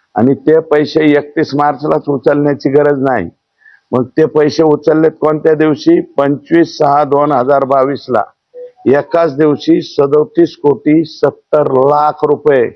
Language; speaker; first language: Marathi; native; Marathi